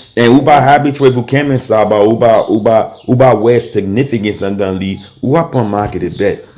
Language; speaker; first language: Haitian Creole; early bilingual, heritage; Haitian Creole